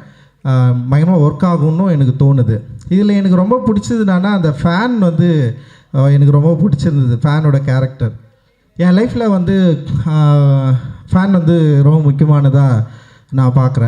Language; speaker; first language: Tamil; native; Tamil